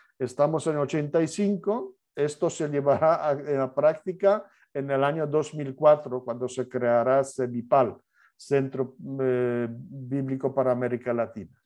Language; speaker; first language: Spanish; non-native, fluent; Polish